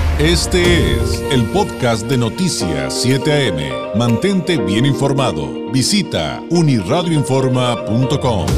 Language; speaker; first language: Spanish; native; Spanish